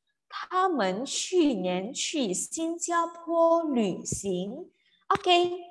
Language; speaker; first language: Chinese; non-native, fluent; Indonesian